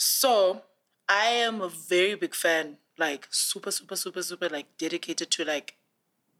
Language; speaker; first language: English; non-native, local second language; Zulu